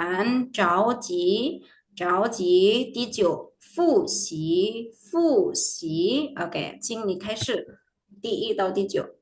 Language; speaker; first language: Chinese; non-native, fluent; Indonesian